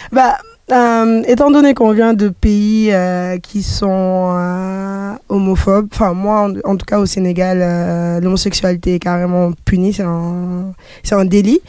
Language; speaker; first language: French; non-native, local second language; Wolof